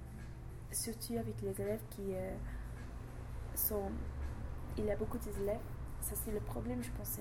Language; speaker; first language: French; non-native, learner; English